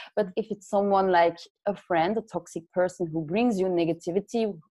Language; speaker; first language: English; non-native, fluent; Dutch